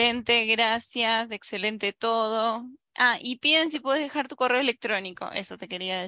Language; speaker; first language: Spanish; native; Spanish